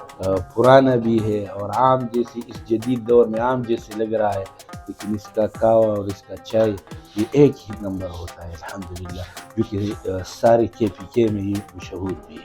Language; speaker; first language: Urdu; non-native, local second language; Pashto